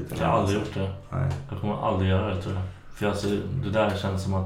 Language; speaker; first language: Swedish; native; Swedish